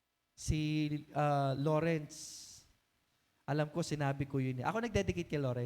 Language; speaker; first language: Filipino; native; Filipino